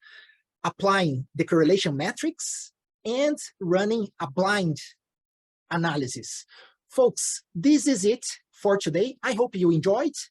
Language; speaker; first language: English; non-native, fluent; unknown